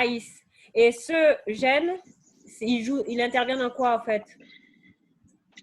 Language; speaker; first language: French; native; French